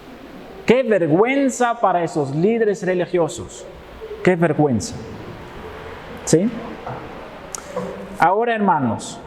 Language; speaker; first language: Spanish; non-native, fluent; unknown